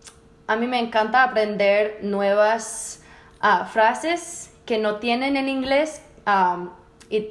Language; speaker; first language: Spanish; early bilingual, heritage; Spanish